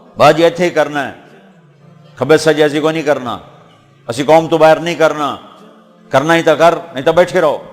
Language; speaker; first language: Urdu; non-native, local second language; Punjabi